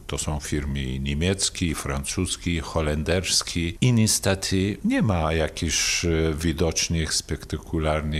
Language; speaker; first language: Polish; non-native, fluent; Kurdish